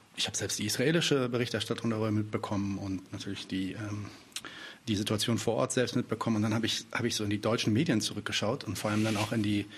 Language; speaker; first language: German; early bilingual, other home language; Arabic